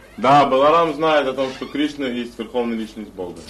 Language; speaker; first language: Russian; native; Russian